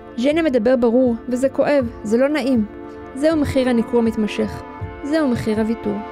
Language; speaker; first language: Hebrew; early bilingual, other home language; Russian